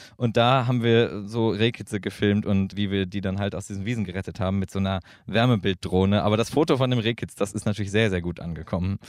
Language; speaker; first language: German; native; German